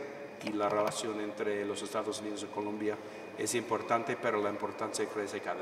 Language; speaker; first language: Spanish; non-native, fluent; English